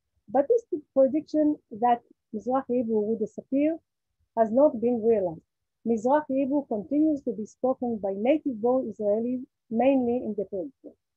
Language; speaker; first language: English; non-native, fluent; Hebrew